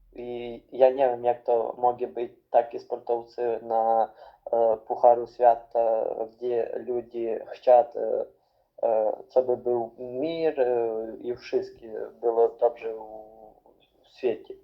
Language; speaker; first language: Polish; non-native, learner; Ukrainian